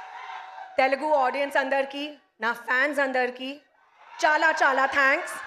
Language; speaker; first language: Telugu; non-native, learner; Hindi